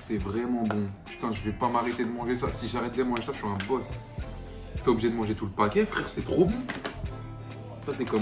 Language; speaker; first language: French; native; French